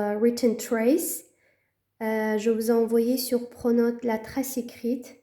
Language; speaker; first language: French; native; French